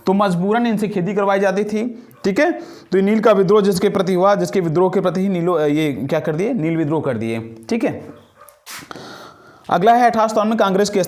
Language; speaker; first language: Hindi; native; Hindi